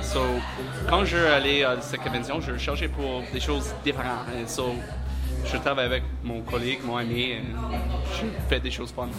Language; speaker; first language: French; non-native, learner; English